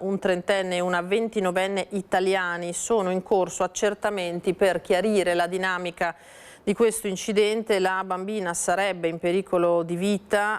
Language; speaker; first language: Italian; native; Italian